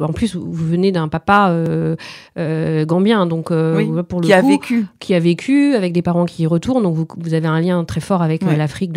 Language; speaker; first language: French; native; French